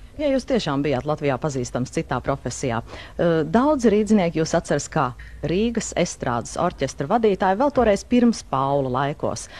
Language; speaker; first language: Latvian; early bilingual, heritage; Latvian